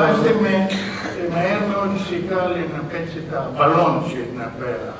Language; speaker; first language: Hebrew; non-native, fluent; Arabic